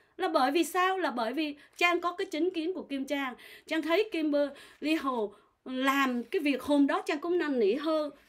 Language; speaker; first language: Vietnamese; native; Vietnamese